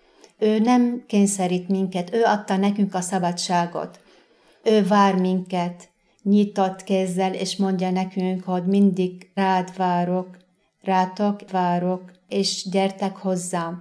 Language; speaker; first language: Hungarian; non-native, fluent; Arabic